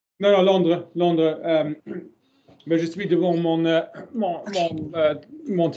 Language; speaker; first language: French; non-native, learner; German